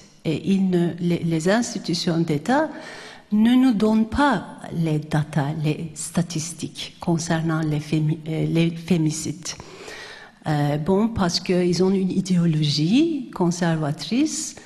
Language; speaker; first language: French; non-native, fluent; Turkish